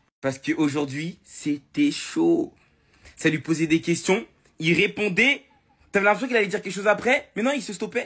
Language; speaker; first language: French; native; French